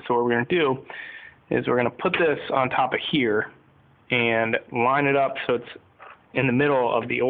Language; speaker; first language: English; native; English